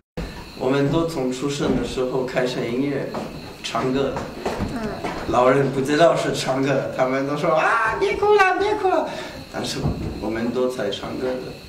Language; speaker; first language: Chinese; non-native, learner; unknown